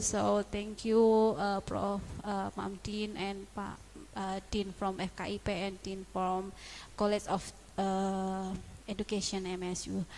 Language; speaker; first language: English; non-native, learner; Indonesian